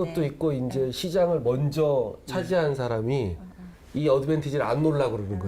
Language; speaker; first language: Korean; native; Korean